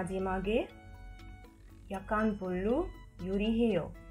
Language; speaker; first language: Korean; non-native, learner; Arabic